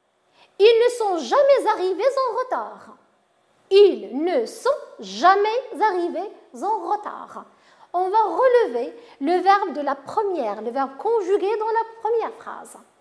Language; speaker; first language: French; non-native, local second language; Arabic